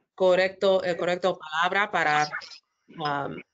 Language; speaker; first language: Spanish; native; Spanish